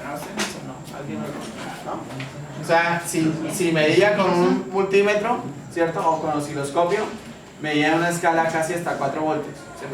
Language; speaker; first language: Spanish; native; Spanish